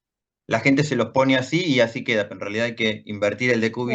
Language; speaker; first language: Spanish; native; Spanish